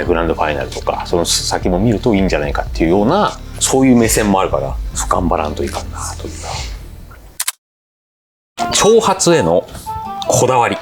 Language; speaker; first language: Japanese; native; Japanese